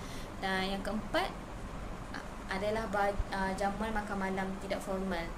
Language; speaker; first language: Malay; native; Malay